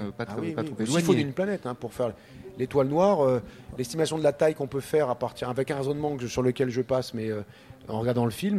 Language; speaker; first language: French; native; French